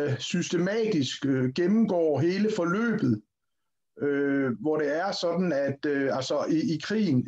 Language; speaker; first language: Danish; native; Danish